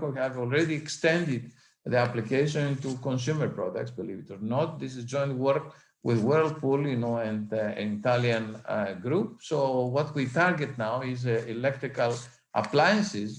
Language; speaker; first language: English; non-native, fluent; Greek